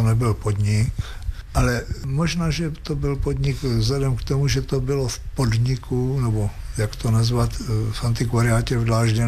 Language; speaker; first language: Czech; native; Czech